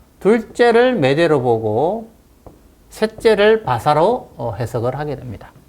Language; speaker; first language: Korean; native; Korean